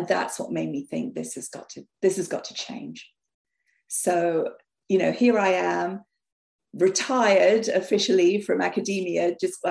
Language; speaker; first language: English; native; English